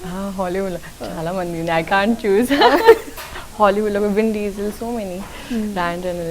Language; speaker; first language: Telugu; non-native, local second language; Urdu